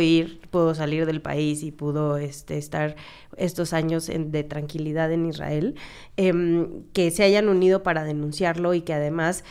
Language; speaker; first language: Spanish; native; Spanish